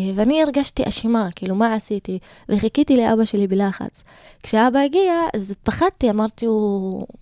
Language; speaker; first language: Hebrew; non-native, local second language; Arabic